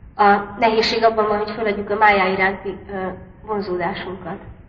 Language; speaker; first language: Hungarian; native; Hungarian